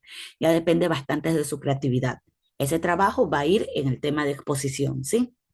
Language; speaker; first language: Spanish; native; Spanish